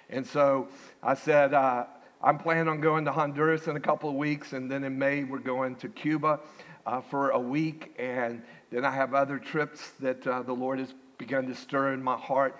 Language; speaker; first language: English; native; English